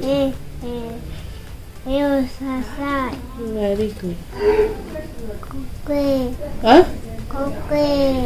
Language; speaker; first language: English; non-native, learner; Kannada